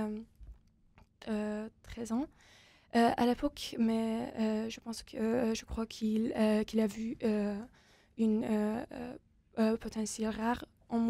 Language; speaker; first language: French; non-native, fluent; Persian